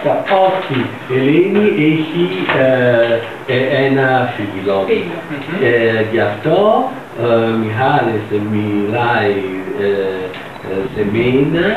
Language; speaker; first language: Greek; non-native, learner; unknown